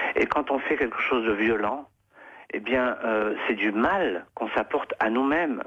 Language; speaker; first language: French; native; French